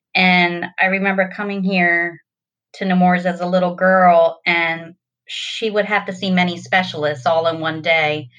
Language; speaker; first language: English; native; English